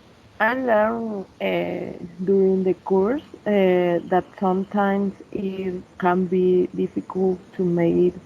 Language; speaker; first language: English; non-native, fluent; Spanish